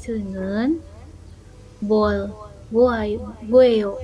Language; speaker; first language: Korean; non-native, learner; Indonesian